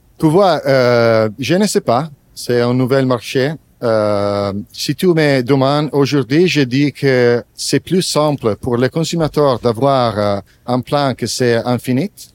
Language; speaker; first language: French; non-native, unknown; Italian